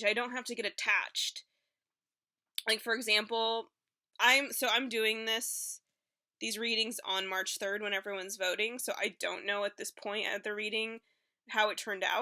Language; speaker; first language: English; native; English